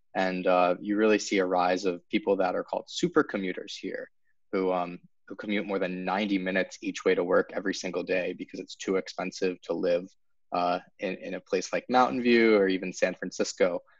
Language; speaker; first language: English; native; English